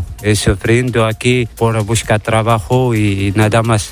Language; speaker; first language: Spanish; non-native, learner; Arabic